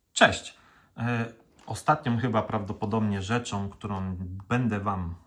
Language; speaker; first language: Polish; native; Polish